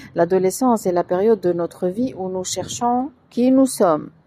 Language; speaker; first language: French; non-native, local second language; Arabic